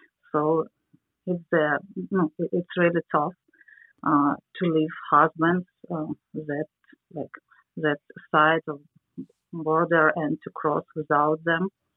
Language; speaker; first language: English; non-native, learner; Russian